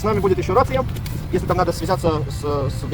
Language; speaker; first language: Russian; native; Russian